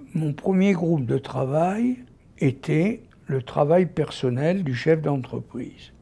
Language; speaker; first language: French; native; French